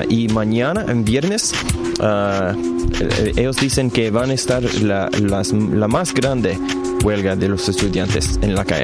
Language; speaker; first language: Spanish; non-native, learner; English